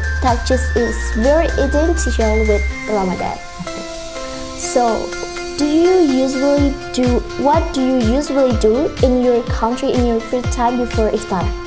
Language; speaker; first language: English; non-native, learner; Indonesian